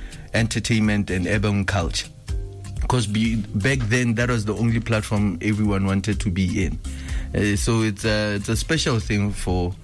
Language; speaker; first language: English; non-native, local second language; Tswana